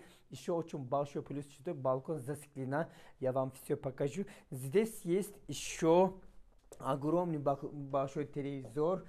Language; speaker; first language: Russian; non-native, fluent; Turkish